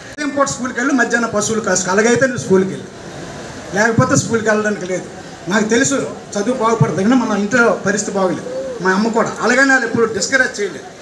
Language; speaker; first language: Telugu; native; Telugu